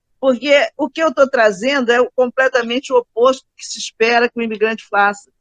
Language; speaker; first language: Portuguese; native; Portuguese